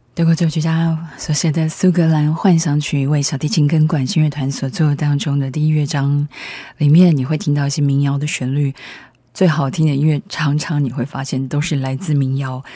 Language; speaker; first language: Chinese; native; Chinese